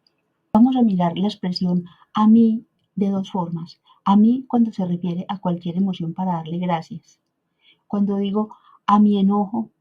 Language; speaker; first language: Spanish; native; Spanish